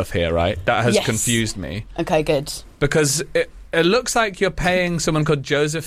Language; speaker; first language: English; native; English